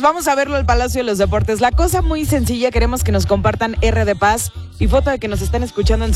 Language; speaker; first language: Spanish; native; Spanish